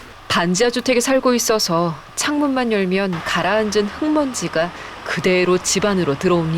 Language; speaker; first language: Korean; native; Korean